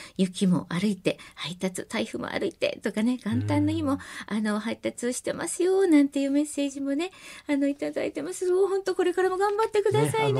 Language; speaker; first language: Japanese; native; Japanese